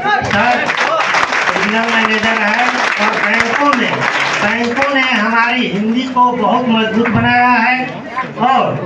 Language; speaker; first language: Hindi; native; Hindi